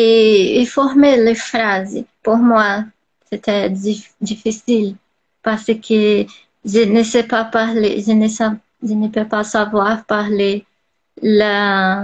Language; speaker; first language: French; non-native, learner; Portuguese